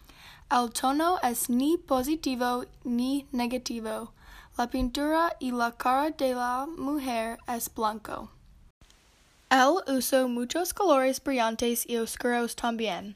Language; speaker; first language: Spanish; non-native, learner; English